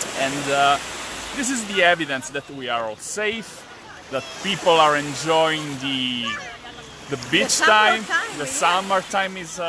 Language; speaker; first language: English; non-native, fluent; Italian